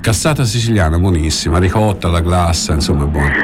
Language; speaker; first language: Italian; native; Italian